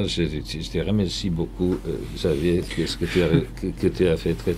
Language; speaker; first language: French; non-native, fluent; Polish